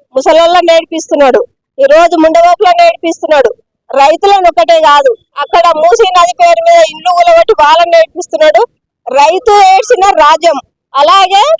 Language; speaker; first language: Telugu; native; Telugu